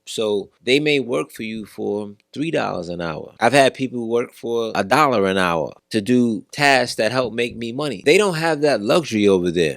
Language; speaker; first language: English; native; English